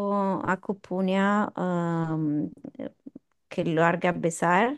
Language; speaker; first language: Indonesian; non-native, learner; English